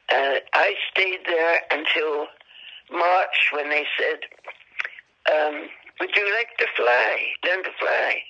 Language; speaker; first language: English; native; English